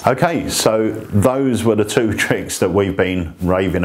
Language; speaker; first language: English; native; English